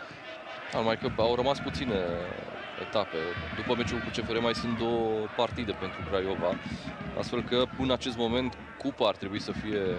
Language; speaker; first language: Romanian; native; Romanian